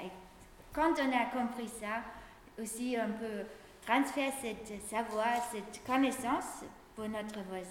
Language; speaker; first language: French; non-native, fluent; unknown